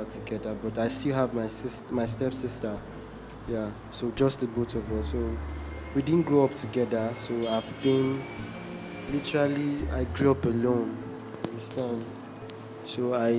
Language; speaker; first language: English; non-native, local second language; Igbo